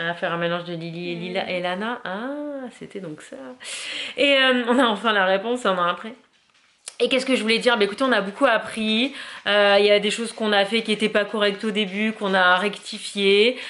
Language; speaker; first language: French; native; French